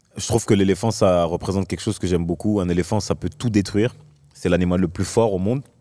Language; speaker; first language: French; native; French